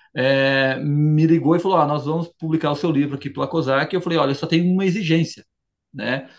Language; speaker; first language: Portuguese; native; Portuguese